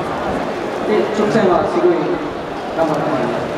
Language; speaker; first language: Japanese; non-native, learner; Italian